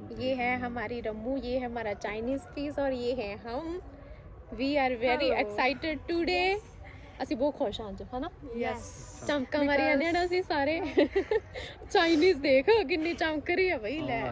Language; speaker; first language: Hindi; non-native, local second language; Punjabi